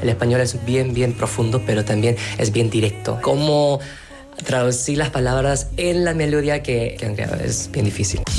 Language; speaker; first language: Spanish; non-native, learner; Korean